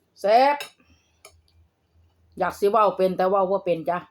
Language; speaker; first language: Thai; non-native, local second language; Lao